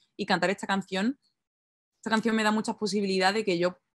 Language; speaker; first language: Spanish; native; Spanish